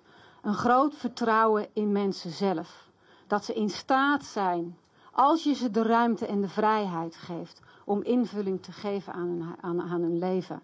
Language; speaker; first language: Dutch; native; Dutch